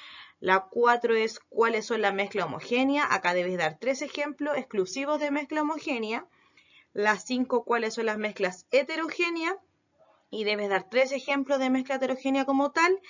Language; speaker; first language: Spanish; native; Spanish